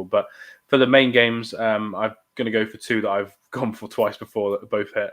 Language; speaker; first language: English; native; English